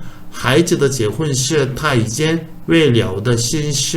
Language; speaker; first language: Chinese; non-native, fluent; Korean